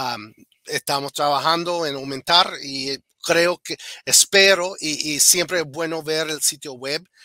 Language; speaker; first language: Spanish; non-native, fluent; English